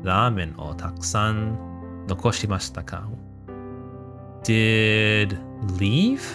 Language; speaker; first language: Japanese; non-native, learner; English